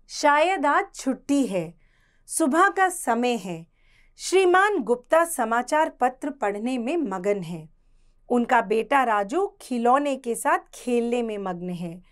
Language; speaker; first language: Hindi; native; Hindi